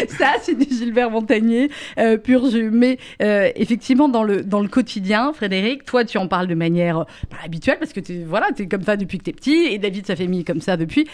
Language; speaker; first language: French; native; French